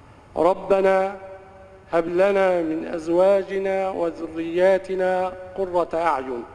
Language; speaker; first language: Arabic; native; Arabic